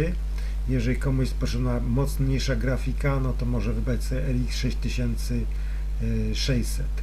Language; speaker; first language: Polish; native; Polish